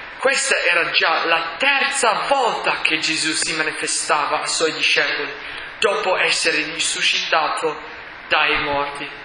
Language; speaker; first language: Italian; non-native, fluent; English